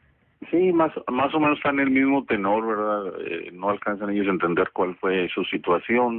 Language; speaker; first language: Spanish; native; Spanish